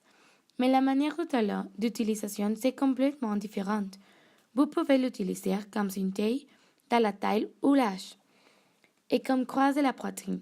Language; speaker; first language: French; non-native, learner; Spanish